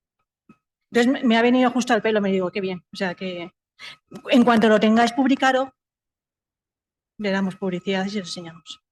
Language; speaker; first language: Spanish; native; Spanish